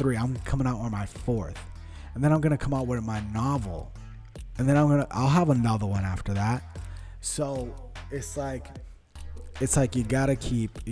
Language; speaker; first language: English; early bilingual, other home language; Portuguese